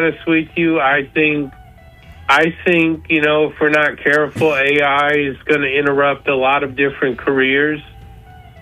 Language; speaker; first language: English; native; English